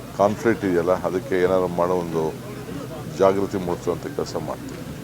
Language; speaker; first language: Kannada; native; Kannada